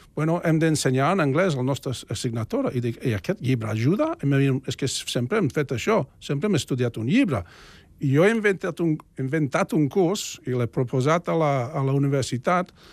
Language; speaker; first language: Catalan; non-native, fluent; English